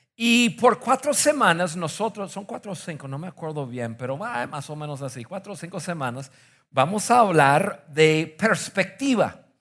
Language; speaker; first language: Spanish; non-native, fluent; English